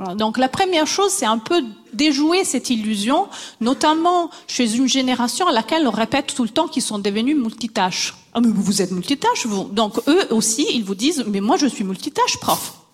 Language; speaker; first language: French; non-native, fluent; Italian